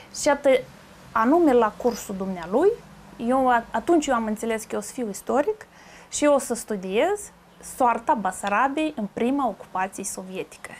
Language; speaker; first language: Romanian; native; Romanian